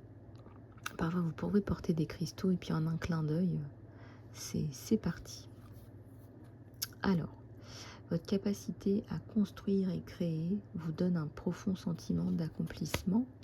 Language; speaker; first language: French; native; French